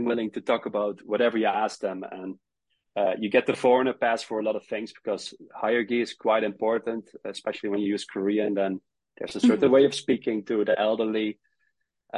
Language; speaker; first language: English; non-native, fluent; Dutch